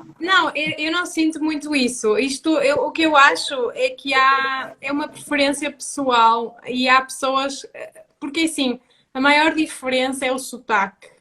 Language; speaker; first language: Portuguese; native; Portuguese